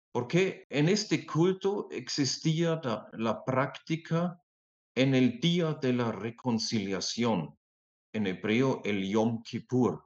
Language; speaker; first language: Spanish; non-native, fluent; German